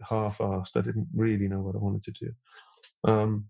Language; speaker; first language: English; native; English